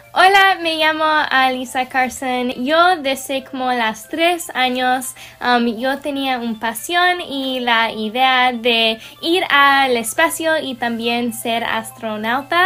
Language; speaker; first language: Spanish; non-native, learner; English